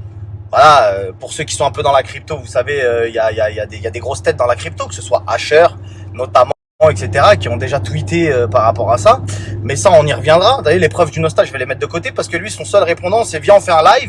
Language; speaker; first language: French; native; French